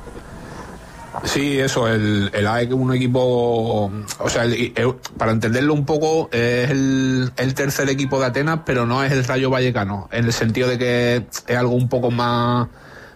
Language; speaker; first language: Spanish; native; Spanish